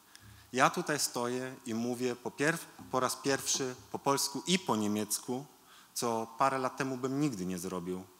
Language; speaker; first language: Polish; early bilingual, heritage; Polish